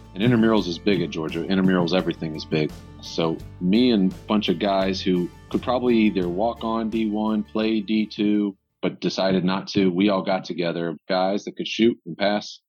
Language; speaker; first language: English; native; English